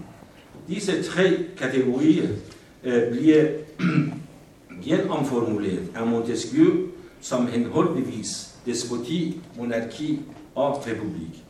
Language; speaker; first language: Danish; non-native, fluent; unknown